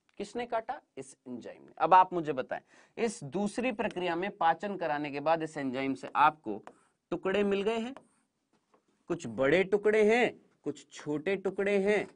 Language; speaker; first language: Hindi; native; Hindi